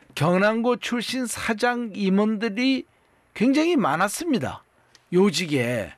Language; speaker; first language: Korean; native; Korean